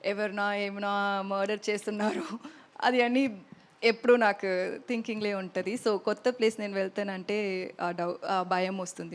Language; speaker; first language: Telugu; non-native, learner; Tamil